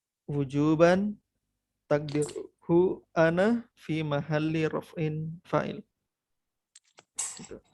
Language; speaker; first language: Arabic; non-native, fluent; Indonesian